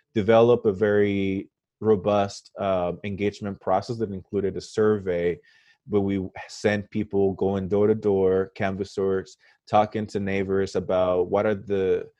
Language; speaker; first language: English; non-native, fluent; Spanish